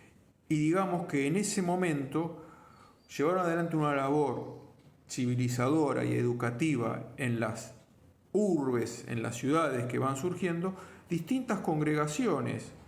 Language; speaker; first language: Spanish; native; Spanish